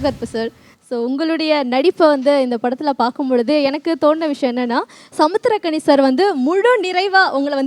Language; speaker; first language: Tamil; native; Tamil